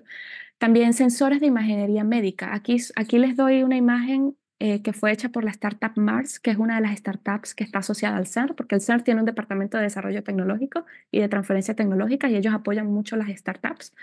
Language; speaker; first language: Spanish; native; Spanish